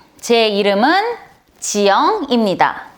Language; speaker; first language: Korean; non-native, fluent; Bosnian